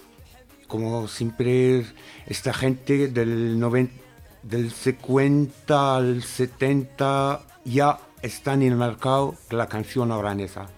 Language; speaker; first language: Spanish; non-native, fluent; Arabic